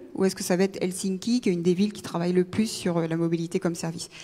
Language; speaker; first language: French; native; French